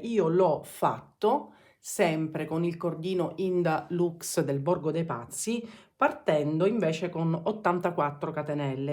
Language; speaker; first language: Italian; native; Italian